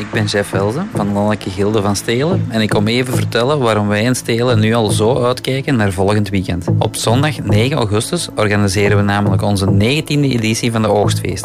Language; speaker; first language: Dutch; native; Dutch